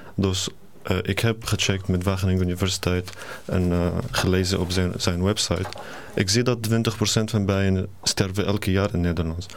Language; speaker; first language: Dutch; non-native, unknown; Arabic